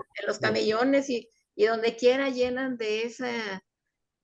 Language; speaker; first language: Spanish; native; Spanish